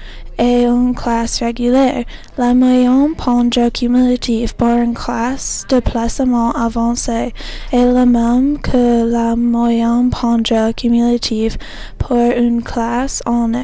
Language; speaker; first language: French; non-native, learner; English